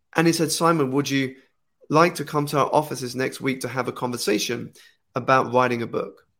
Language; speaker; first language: English; native; English